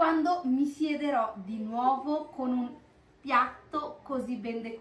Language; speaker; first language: Italian; non-native, learner; Bangla